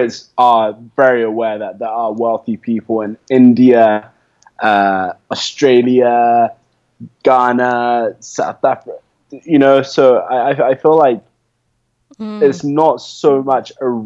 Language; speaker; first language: English; native; English